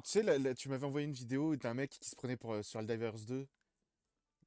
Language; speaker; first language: French; native; French